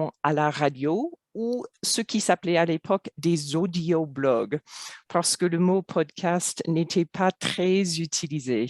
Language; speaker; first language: French; non-native, fluent; English